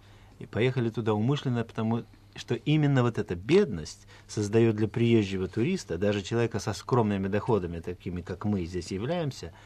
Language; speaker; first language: Russian; native; Russian